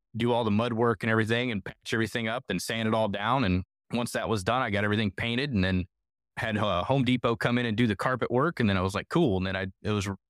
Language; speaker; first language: English; native; English